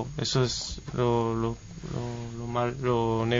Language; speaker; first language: Spanish; non-native, fluent; French